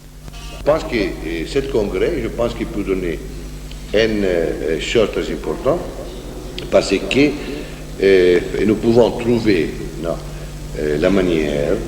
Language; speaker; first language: French; non-native, fluent; Italian